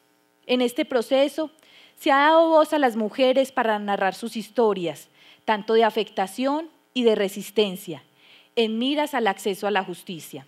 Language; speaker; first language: Spanish; native; Spanish